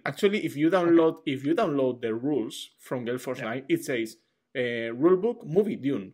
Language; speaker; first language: English; non-native, fluent; Catalan